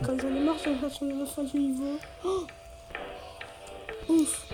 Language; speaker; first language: French; native; French